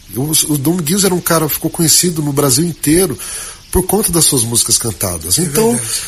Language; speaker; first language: Portuguese; native; Portuguese